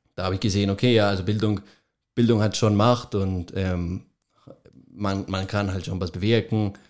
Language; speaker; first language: German; non-native, fluent; Spanish